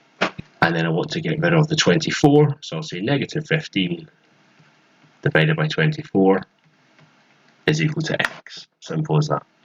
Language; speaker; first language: English; native; English